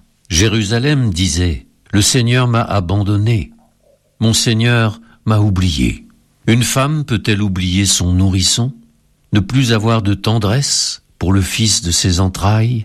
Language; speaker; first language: French; native; French